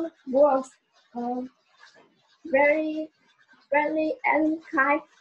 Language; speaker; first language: English; non-native, learner; Vietnamese